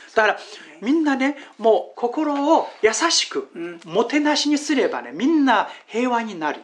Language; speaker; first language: Japanese; non-native, fluent; Chinese